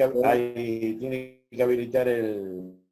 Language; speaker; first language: Spanish; native; Spanish